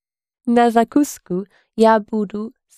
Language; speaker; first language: Russian; non-native, learner; English